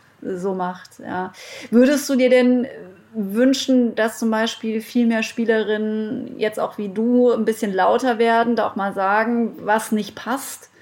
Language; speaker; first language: German; native; German